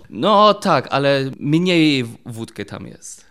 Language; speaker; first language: Polish; non-native, learner; German